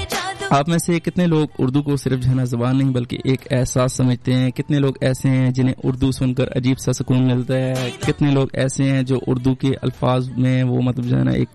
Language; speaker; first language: Hindi; non-native, local second language; Pashto